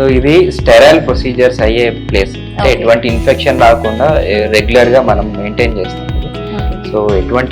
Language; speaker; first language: Telugu; native; Telugu